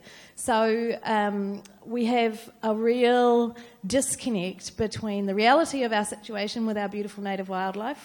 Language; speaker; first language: English; native; English